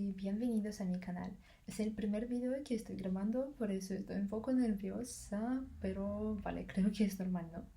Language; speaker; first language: Spanish; non-native, fluent; Russian